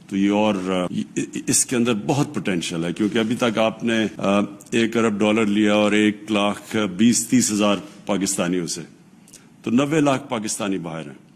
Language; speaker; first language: Urdu; native; Urdu